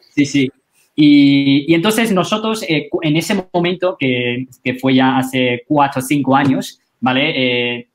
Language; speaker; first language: Spanish; non-native, fluent; Chinese